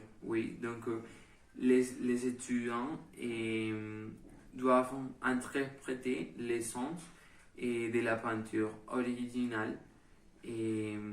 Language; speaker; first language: French; non-native, learner; Spanish